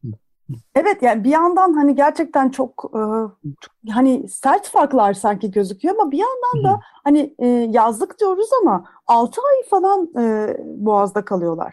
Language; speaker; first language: Turkish; native; Turkish